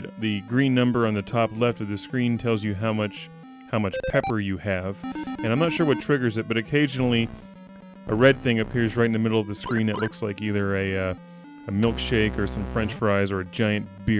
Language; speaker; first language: English; native; English